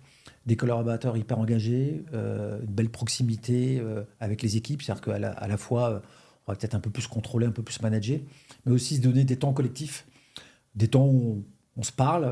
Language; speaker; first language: French; native; French